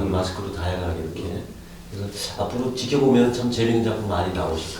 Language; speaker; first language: Korean; native; Korean